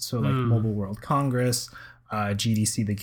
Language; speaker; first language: English; early bilingual, other home language; Spanish